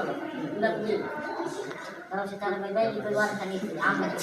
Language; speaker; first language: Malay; non-native, local second language; Nias